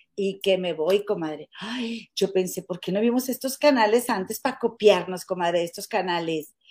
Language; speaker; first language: Spanish; native; Spanish